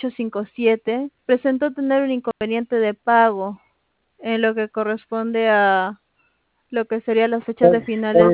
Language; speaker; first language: Spanish; native; Spanish